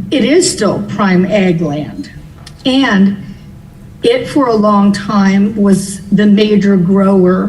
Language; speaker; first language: English; native; English